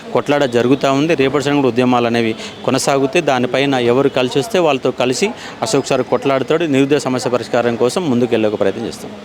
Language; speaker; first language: Telugu; native; Telugu